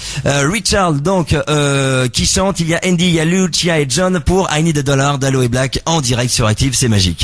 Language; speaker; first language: French; native; French